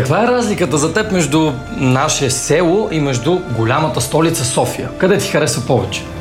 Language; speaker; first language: Bulgarian; native; Bulgarian